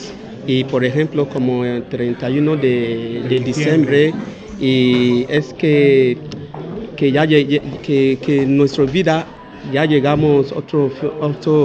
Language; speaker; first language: Spanish; non-native, learner; Bini